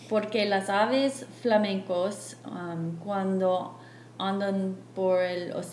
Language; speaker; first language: Spanish; non-native, fluent; English